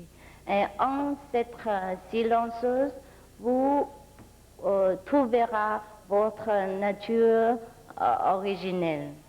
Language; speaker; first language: French; non-native, fluent; Vietnamese